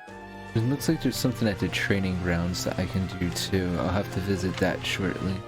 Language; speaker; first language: English; native; English